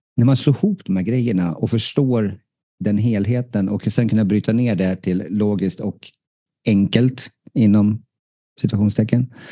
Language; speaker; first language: Swedish; native; Swedish